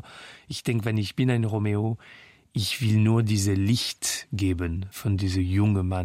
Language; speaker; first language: German; non-native, fluent; French